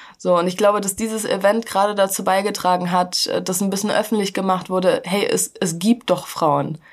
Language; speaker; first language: German; native; German